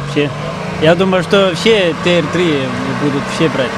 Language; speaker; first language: Russian; non-native, fluent; Latvian